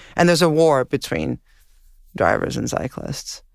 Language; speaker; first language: English; non-native, fluent; Danish